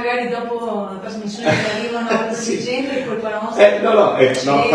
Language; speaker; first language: Italian; native; Italian